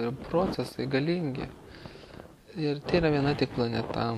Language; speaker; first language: Lithuanian; native; Lithuanian